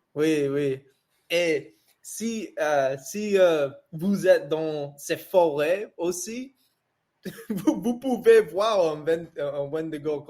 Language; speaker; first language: French; non-native, learner; English